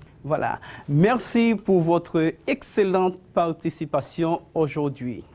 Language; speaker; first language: French; non-native, fluent; Spanish